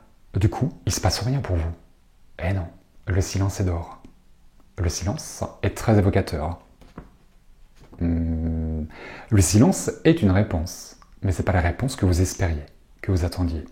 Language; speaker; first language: French; native; French